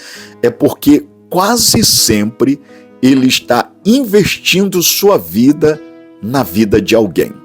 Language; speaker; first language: Portuguese; native; Portuguese